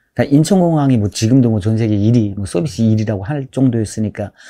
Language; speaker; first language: Korean; native; Korean